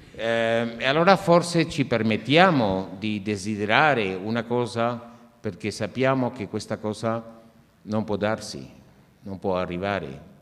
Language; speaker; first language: Italian; non-native, fluent; Spanish